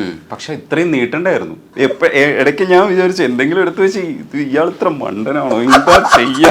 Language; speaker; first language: Malayalam; native; Malayalam